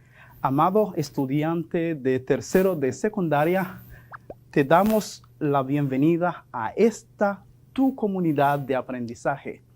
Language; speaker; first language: Spanish; non-native, fluent; French